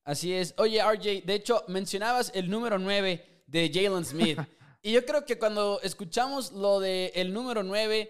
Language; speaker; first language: Spanish; native; Spanish